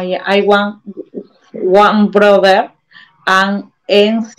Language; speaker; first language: English; non-native, learner; Spanish